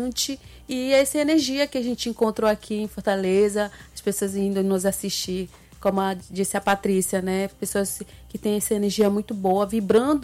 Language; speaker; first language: Portuguese; non-native, local second language; Ticuna